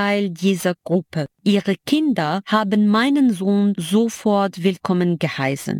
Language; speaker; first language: German; non-native, fluent; Arabic